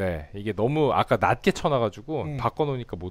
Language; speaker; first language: Korean; native; Korean